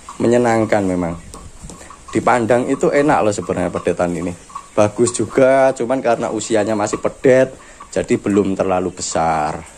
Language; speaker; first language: Indonesian; native; Indonesian